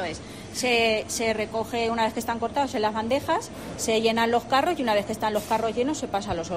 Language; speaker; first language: Spanish; native; Spanish